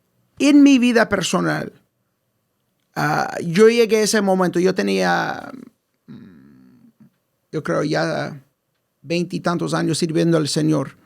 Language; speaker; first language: Spanish; early bilingual, heritage; English